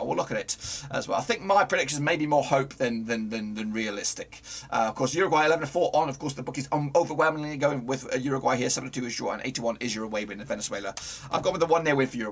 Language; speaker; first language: English; native; English